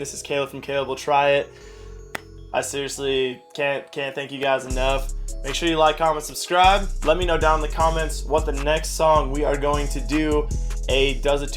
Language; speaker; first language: English; native; English